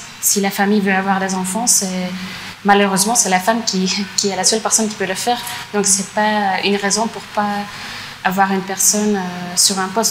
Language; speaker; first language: French; non-native, fluent; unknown